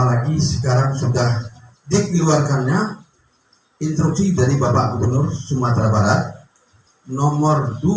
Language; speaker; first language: Indonesian; native; Indonesian